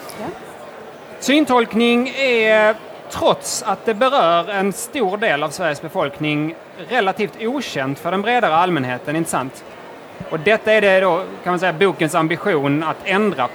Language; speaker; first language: Swedish; native; Swedish